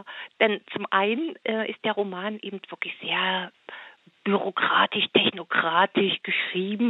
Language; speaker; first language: German; native; German